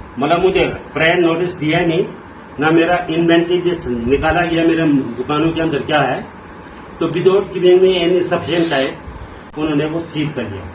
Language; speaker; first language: Hindi; native; Hindi